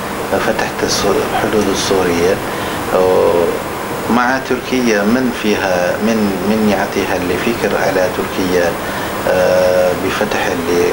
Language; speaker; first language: Arabic; non-native, learner; Turkish